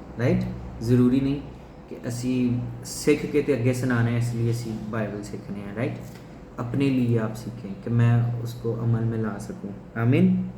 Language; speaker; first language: Urdu; non-native, local second language; Punjabi